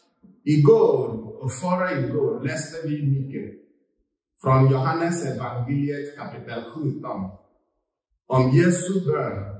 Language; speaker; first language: Swedish; non-native, fluent; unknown